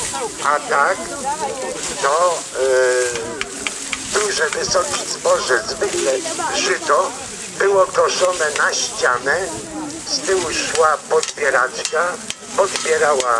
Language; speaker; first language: Polish; native; Polish